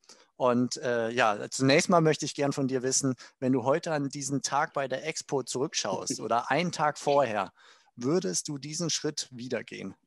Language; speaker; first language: German; native; German